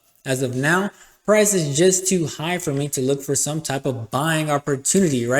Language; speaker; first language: English; native; English